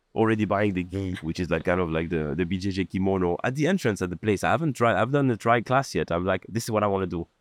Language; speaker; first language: English; non-native, fluent; Arabic